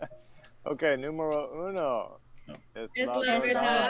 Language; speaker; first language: Spanish; non-native, learner; English